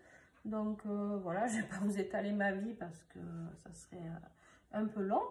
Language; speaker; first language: French; native; French